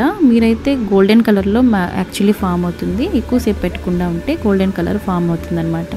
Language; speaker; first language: Telugu; native; Telugu